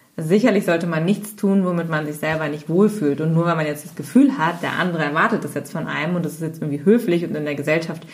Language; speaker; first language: German; native; German